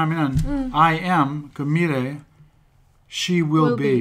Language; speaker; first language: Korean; non-native, fluent; English